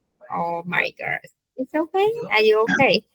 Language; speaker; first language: English; non-native, fluent; Vietnamese